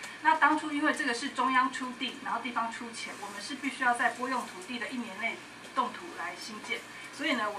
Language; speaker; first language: Chinese; native; Chinese